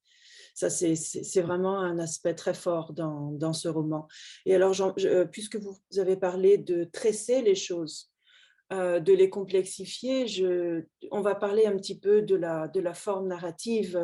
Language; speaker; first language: French; native; French